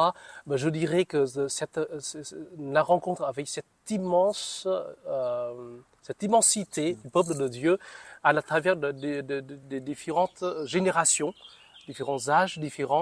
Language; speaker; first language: French; non-native, fluent; Vietnamese